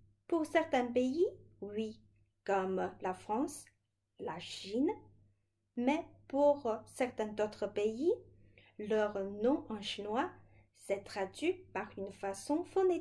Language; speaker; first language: French; non-native, fluent; Chinese